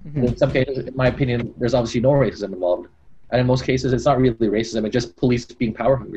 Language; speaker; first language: English; native; English